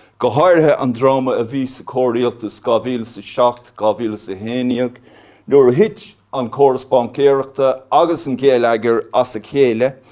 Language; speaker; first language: Irish; non-native, local second language; English